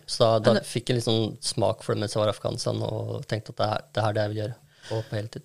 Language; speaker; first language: Norwegian; early bilingual, other home language; Kurdish